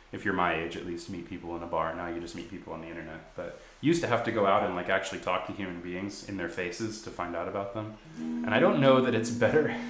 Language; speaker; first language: English; native; English